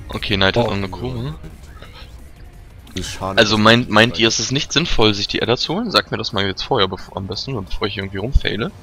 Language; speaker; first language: German; native; German